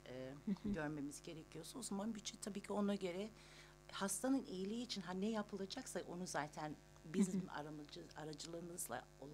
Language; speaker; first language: Turkish; early bilingual, other home language; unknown